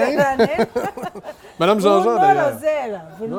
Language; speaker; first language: French; native; French